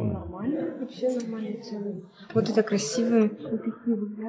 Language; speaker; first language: Russian; native; Russian